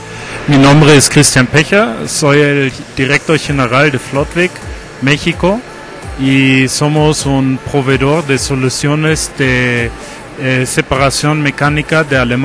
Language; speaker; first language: Spanish; non-native, fluent; German